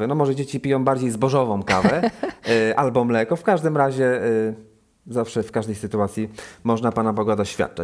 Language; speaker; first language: Polish; native; Polish